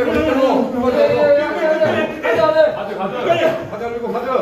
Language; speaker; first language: Korean; native; Korean